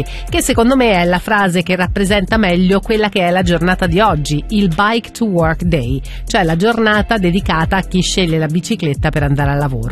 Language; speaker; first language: Italian; native; Italian